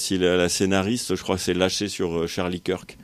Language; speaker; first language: French; native; French